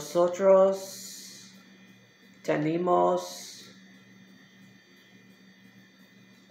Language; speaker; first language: Spanish; non-native, learner; English